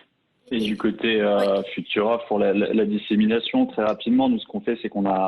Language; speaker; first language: French; native; French